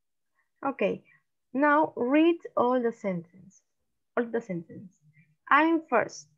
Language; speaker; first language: English; non-native, learner; Spanish